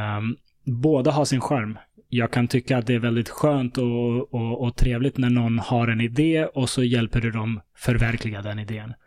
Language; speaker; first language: Swedish; early bilingual, other home language; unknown